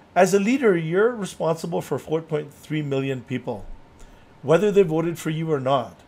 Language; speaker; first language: English; native; English